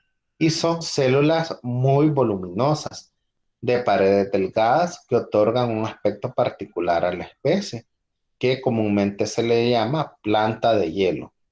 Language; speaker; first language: Spanish; native; Spanish